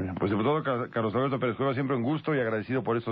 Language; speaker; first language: Spanish; native; Spanish